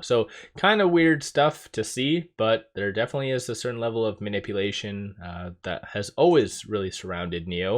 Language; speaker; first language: English; native; English